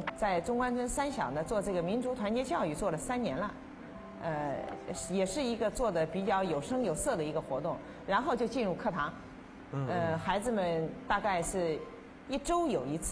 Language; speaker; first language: Chinese; native; Chinese